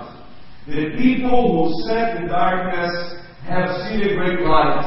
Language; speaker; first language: English; non-native, fluent; Portuguese